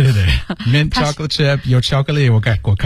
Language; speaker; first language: Chinese; non-native, learner; English